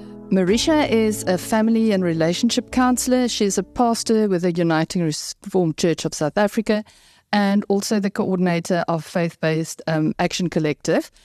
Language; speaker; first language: English; non-native, local second language; Afrikaans